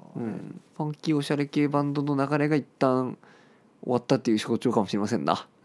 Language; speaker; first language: Japanese; native; Japanese